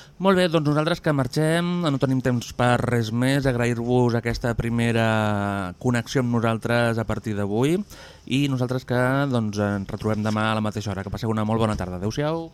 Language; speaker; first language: Catalan; native; Catalan